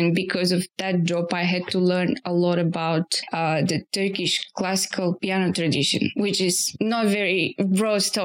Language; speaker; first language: English; non-native, fluent; Bulgarian